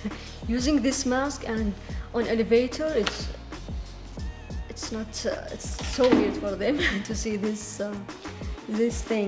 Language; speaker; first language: English; non-native, learner; Arabic